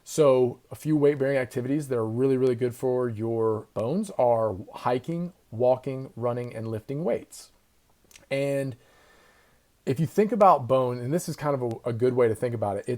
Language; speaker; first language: English; native; English